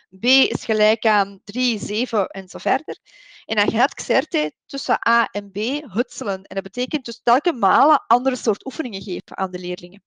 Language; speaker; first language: Dutch; native; Dutch